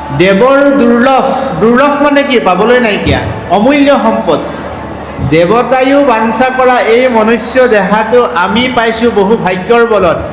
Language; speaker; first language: Assamese; native; Assamese